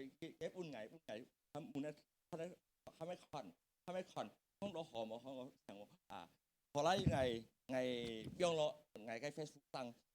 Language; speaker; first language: Chinese; early bilingual, heritage; Hakka Chinese